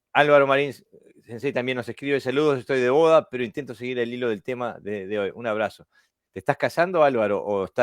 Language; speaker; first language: Spanish; native; Spanish